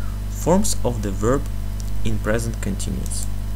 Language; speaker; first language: English; non-native, fluent; Russian